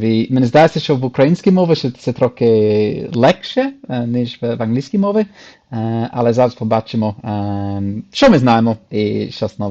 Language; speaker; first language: Ukrainian; non-native, fluent; English